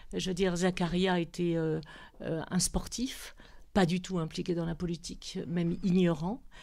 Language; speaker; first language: French; native; French